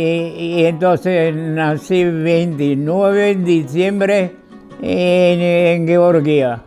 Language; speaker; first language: Spanish; non-native, fluent; Georgian